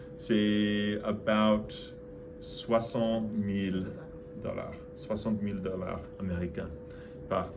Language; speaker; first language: French; non-native, learner; English